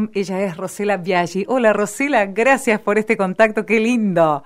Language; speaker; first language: Spanish; native; Spanish